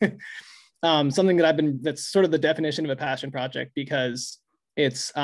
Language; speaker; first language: English; native; English